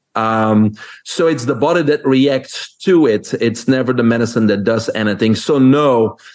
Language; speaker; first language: English; non-native, fluent; French